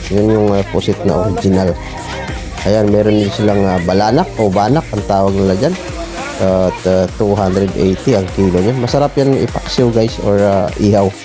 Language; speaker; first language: Filipino; non-native, local second language; Cebuano